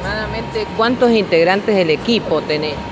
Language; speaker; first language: Spanish; native; Spanish